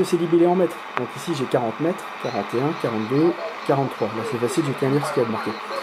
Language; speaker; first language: French; native; French